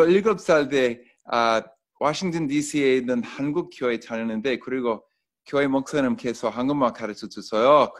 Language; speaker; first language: Korean; non-native, learner; English